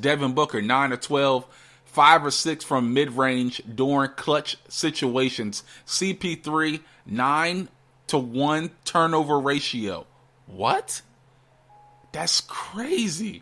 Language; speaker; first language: English; native; English